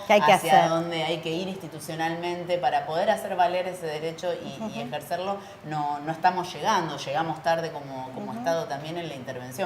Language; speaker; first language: Spanish; native; Spanish